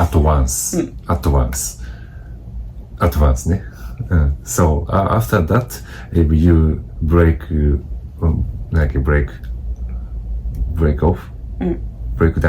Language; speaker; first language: English; non-native, learner; Japanese